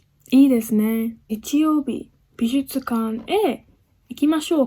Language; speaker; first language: Japanese; non-native, learner; English